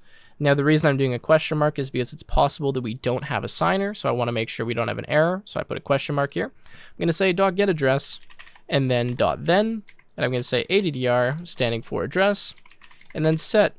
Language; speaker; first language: English; native; English